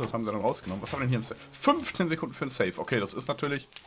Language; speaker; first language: German; native; German